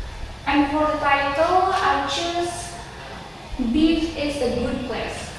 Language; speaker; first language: English; non-native, learner; Indonesian